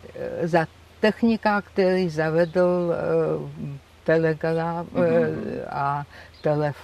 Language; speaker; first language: Czech; non-native, fluent; Georgian